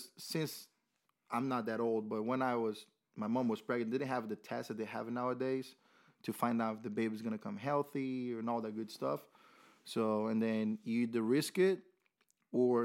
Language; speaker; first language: English; non-native, fluent; Portuguese